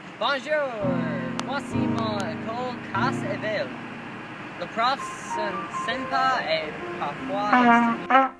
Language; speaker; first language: French; non-native, learner; English